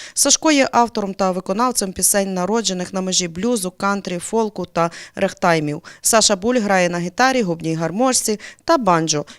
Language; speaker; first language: Ukrainian; native; Ukrainian